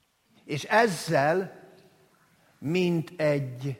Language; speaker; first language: Hungarian; native; Hungarian